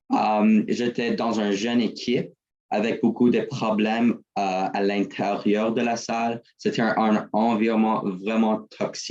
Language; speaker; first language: French; non-native, learner; English